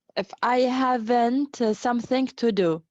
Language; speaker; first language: English; non-native, learner; Arabic